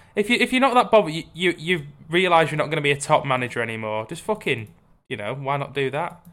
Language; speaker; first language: English; native; English